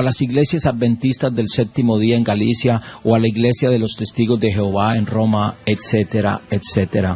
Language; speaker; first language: Spanish; native; Spanish